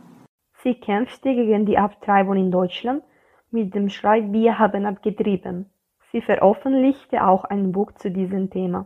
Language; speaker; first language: German; non-native, learner; Spanish